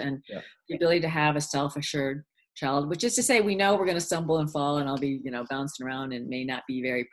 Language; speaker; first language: English; early bilingual, other home language; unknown